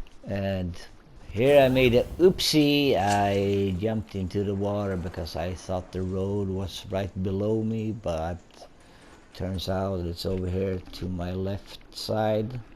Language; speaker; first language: English; non-native, fluent; Swedish